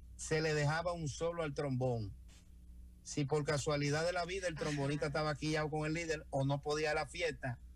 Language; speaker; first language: Spanish; native; Spanish